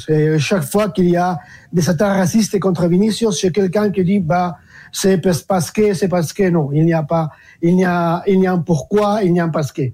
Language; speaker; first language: French; non-native, fluent; Spanish